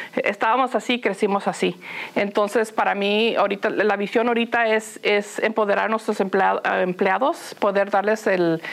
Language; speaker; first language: Spanish; early bilingual, heritage; Spanish